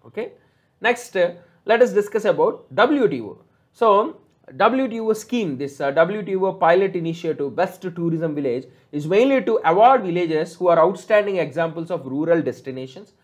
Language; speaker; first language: English; non-native, local second language; Telugu